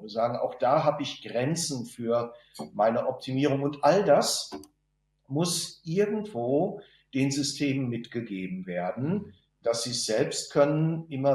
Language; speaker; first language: German; native; German